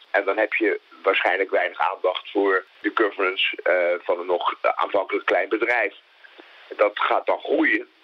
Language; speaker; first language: Dutch; native; Dutch